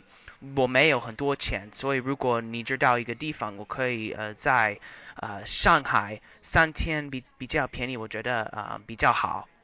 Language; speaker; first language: Chinese; non-native, learner; English